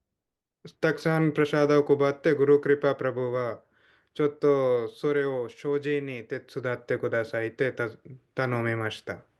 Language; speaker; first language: Japanese; non-native, fluent; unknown